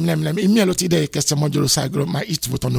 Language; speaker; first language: Hungarian; non-native, fluent; Yoruba